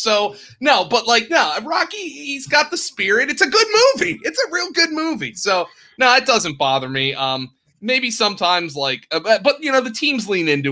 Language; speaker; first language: English; native; English